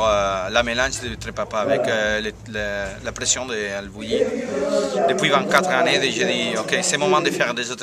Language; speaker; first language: French; non-native, learner; Spanish